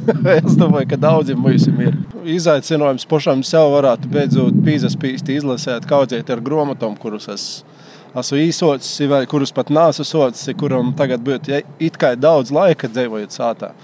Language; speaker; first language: Latvian; native; Latvian